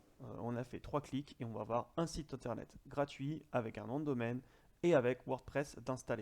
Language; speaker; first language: French; native; French